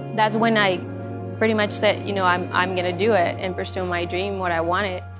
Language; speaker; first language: English; non-native, fluent; Spanish